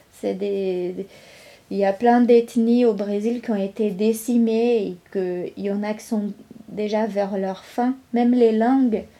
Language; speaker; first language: French; non-native, fluent; Portuguese